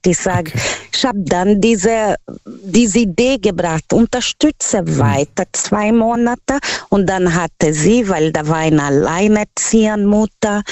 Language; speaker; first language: German; non-native, learner; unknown